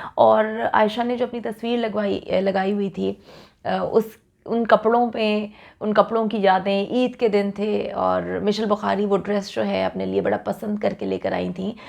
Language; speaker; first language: Urdu; native; Urdu